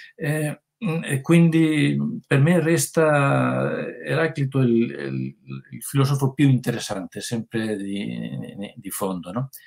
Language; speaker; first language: Italian; non-native, fluent; Spanish